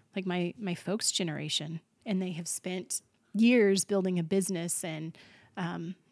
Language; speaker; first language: English; native; English